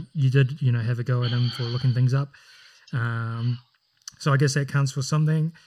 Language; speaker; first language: English; native; English